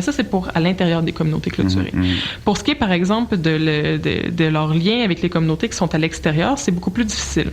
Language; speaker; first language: French; native; French